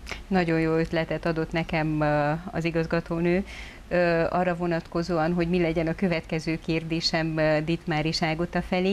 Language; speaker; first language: Hungarian; native; Hungarian